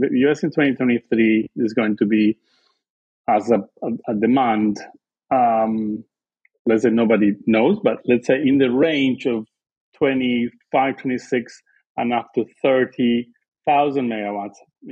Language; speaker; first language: English; non-native, fluent; Spanish